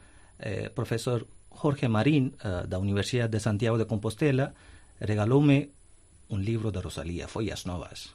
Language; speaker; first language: Galician; non-native, fluent; Hindi